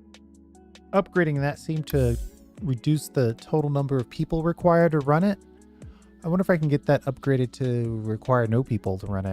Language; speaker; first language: English; native; English